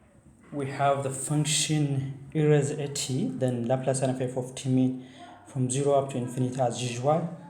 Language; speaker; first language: English; non-native, fluent; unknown